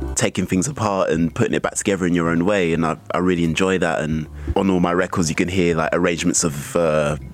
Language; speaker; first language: English; native; English